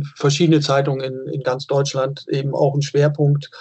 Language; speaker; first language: German; native; German